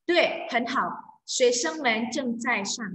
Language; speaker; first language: Chinese; non-native, fluent; Indonesian